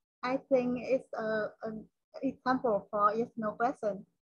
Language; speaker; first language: English; non-native, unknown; Vietnamese